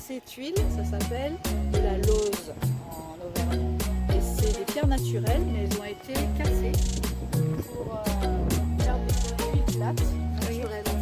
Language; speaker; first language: French; native; French